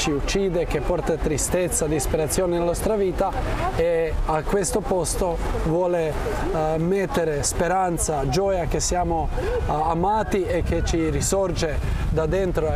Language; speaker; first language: Italian; non-native, fluent; Croatian